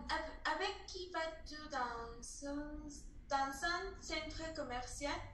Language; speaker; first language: French; non-native, learner; Spanish